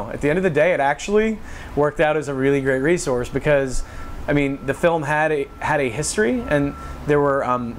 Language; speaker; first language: English; native; English